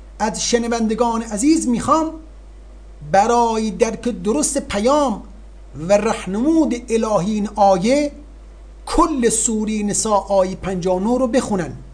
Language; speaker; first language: Persian; native; Persian